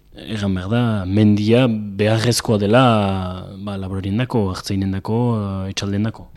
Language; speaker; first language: Basque; native; Basque